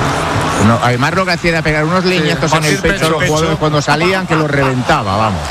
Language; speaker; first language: Spanish; native; Spanish